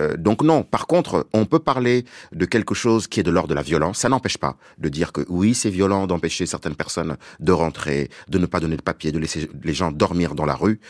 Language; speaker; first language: French; non-native, local second language; Wolof